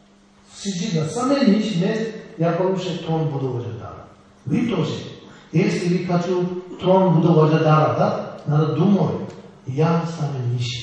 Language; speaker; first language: Russian; non-native, learner; Tibetan